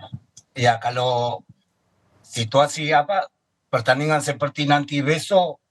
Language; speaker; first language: Indonesian; non-native, fluent; Spanish